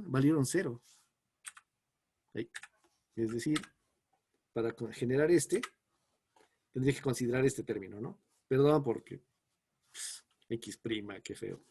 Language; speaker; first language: Spanish; native; Spanish